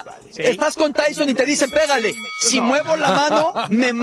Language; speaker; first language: Spanish; native; Spanish